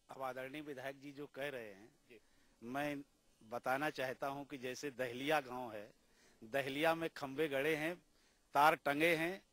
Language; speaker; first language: Hindi; native; Hindi